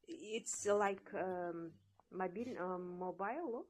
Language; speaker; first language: English; non-native, learner; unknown